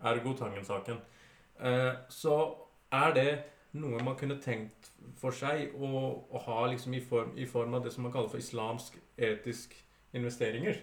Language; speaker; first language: Norwegian; early bilingual, other home language; Urdu